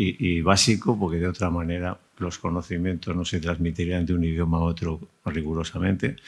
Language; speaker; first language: Spanish; native; Spanish